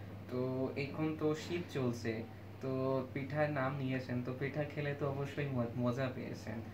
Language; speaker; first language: Bangla; non-native, fluent; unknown